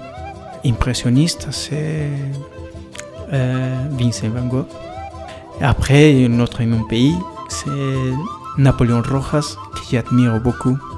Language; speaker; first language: French; non-native, learner; Spanish